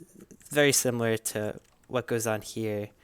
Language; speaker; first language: English; native; English